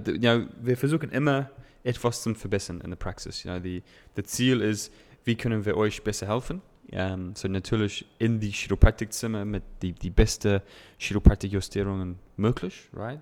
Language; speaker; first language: German; non-native, learner; English